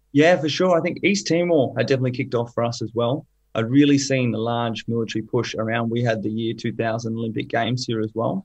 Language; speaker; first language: English; native; English